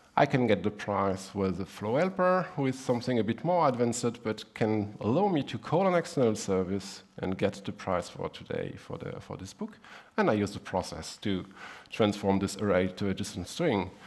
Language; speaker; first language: English; non-native, fluent; German